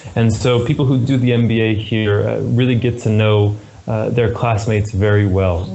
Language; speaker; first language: English; native; English